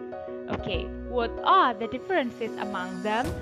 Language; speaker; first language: English; non-native, fluent; Indonesian